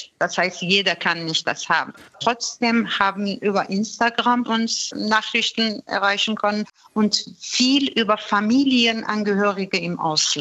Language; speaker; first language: German; non-native, fluent; Persian